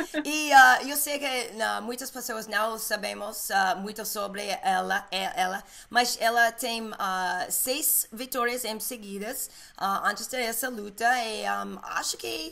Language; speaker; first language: Portuguese; non-native, learner; English